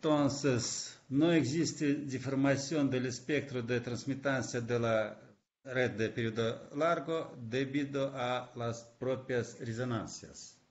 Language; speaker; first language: Spanish; non-native, fluent; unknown